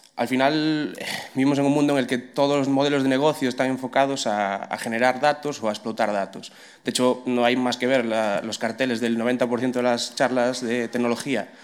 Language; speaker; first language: Spanish; non-native, local second language; Galician